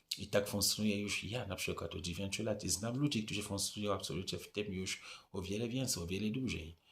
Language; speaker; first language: Polish; non-native, fluent; French